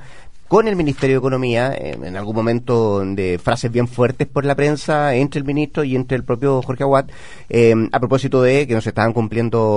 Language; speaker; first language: Spanish; native; Spanish